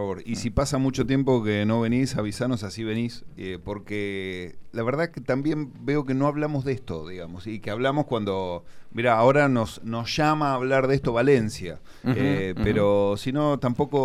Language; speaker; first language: Spanish; native; Spanish